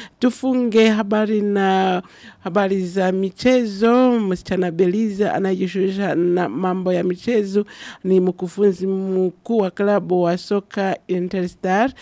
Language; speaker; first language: Swahili; non-native, local second language; Rundi